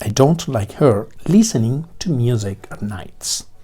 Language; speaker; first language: English; non-native, fluent; Spanish